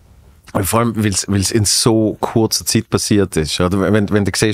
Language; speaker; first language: German; native; German